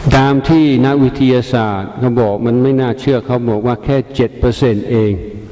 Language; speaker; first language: Thai; non-native, fluent; English